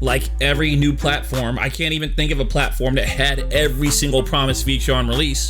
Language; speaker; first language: English; native; English